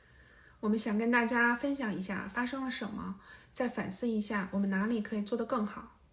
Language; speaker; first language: Chinese; native; Chinese